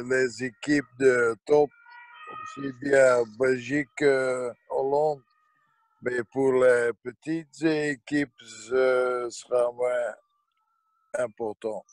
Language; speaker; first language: French; non-native, local second language; Dutch